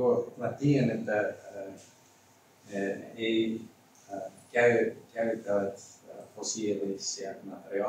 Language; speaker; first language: Finnish; non-native, learner; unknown